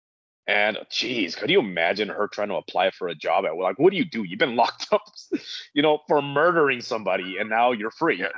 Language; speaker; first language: English; native; English